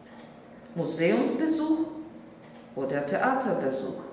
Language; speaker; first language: German; non-native, fluent; Russian